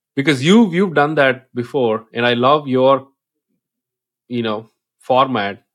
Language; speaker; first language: English; non-native, local second language; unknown